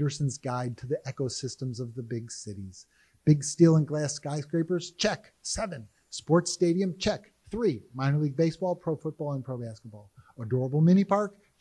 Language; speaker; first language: English; native; English